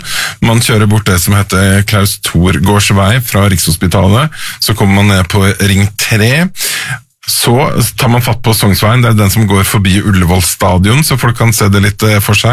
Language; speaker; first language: Norwegian; native; Norwegian